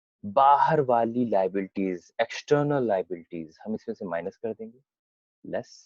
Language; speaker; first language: Hindi; native; Hindi